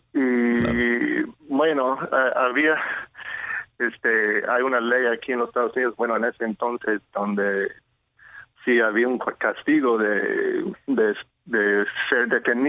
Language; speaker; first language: Spanish; non-native, fluent; English